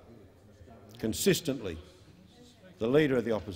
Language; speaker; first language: English; native; English